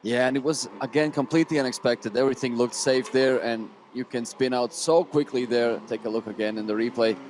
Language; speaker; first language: English; non-native, fluent; Latvian